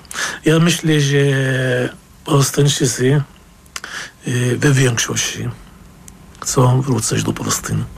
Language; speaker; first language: Polish; non-native, fluent; Arabic